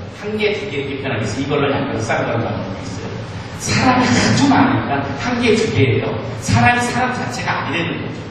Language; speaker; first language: Korean; native; Korean